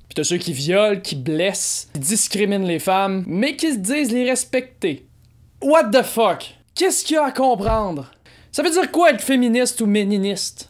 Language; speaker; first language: French; native; French